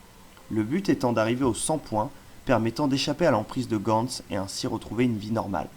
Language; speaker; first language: French; native; French